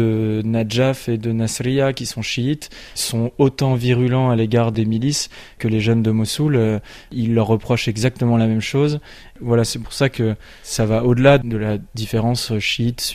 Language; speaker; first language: French; native; French